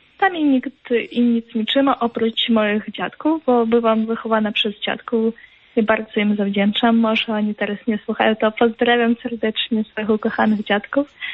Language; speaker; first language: Polish; non-native, fluent; Ukrainian